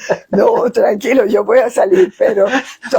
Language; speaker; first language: Spanish; non-native, fluent; Swedish